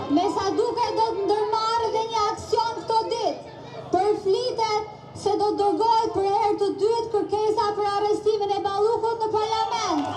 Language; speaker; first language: Albanian; native; Albanian